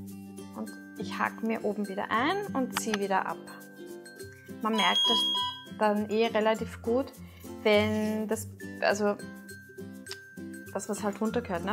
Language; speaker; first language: German; native; German